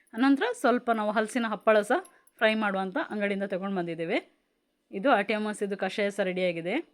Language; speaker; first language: Kannada; non-native, local second language; Tulu